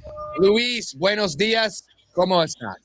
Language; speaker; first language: Spanish; non-native, learner; English